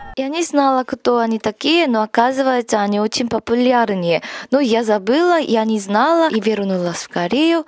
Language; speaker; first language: Russian; non-native, fluent; Korean